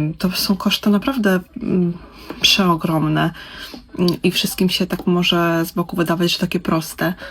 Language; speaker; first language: Polish; native; Polish